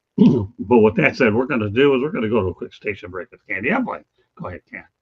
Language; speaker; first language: English; native; English